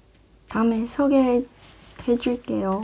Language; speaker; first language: Korean; non-native, fluent; Chinese